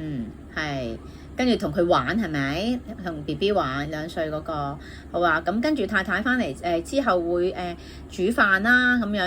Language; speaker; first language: Cantonese; native; Cantonese